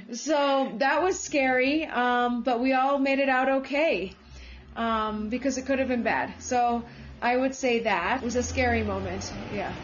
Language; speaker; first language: English; native; English